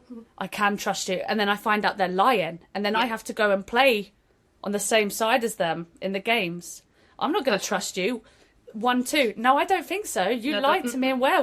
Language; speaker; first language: English; native; English